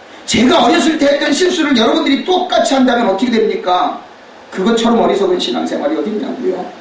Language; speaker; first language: Korean; native; Korean